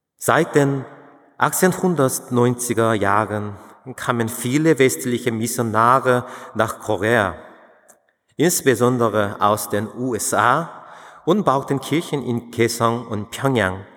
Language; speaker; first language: German; non-native, fluent; Korean